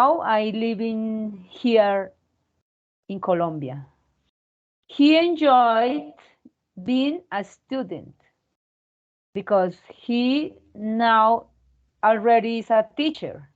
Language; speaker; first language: English; non-native, fluent; Spanish